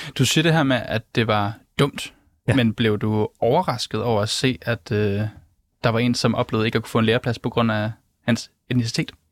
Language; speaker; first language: Danish; native; Danish